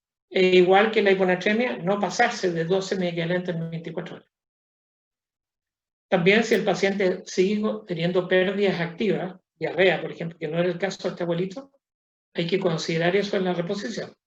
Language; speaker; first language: Spanish; native; Spanish